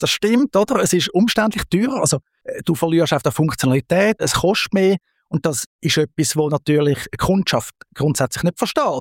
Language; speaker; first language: German; native; German